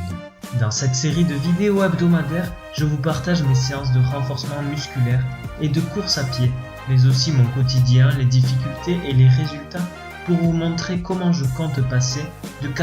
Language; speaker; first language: French; native; French